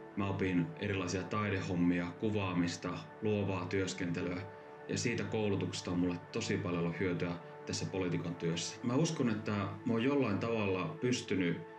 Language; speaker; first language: Finnish; native; Finnish